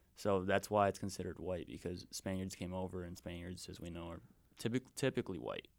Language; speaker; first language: English; early bilingual, other home language; Spanish